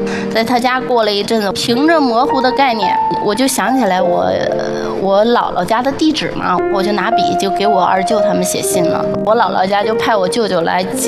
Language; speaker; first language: Chinese; native; Chinese